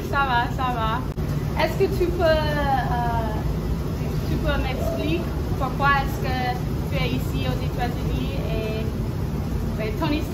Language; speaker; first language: French; non-native, learner; English